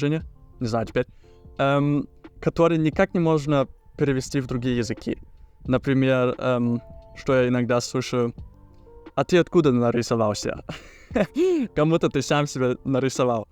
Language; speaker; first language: Russian; early bilingual, heritage; German